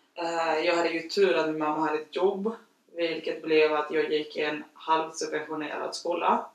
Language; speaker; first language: Swedish; non-native, fluent; Spanish